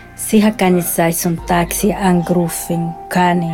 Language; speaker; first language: German; non-native, fluent; Spanish